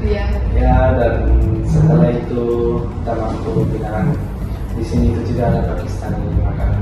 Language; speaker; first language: Indonesian; non-native, learner; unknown